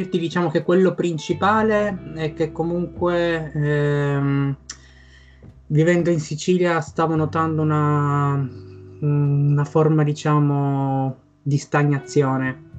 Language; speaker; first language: Italian; native; Italian